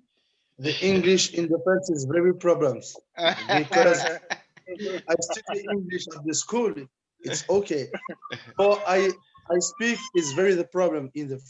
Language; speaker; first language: English; non-native, learner; French